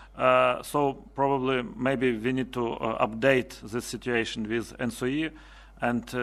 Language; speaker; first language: English; non-native, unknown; Ukrainian